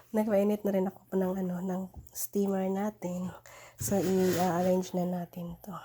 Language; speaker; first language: Filipino; non-native, local second language; Cebuano